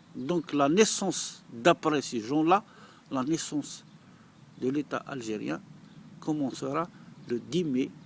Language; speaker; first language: French; non-native, local second language; Arabic